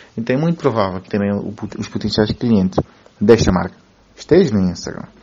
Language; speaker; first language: Portuguese; native; Portuguese